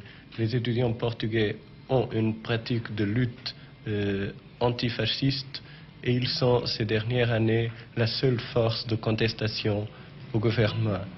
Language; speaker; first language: French; non-native, fluent; Portuguese